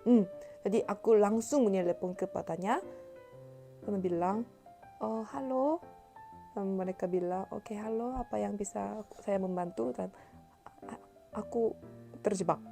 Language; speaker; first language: Indonesian; non-native, learner; Korean